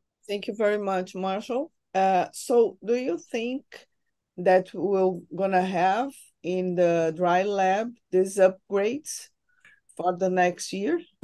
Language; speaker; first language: English; non-native, fluent; Portuguese